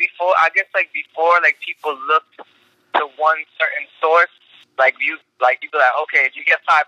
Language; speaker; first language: English; native; English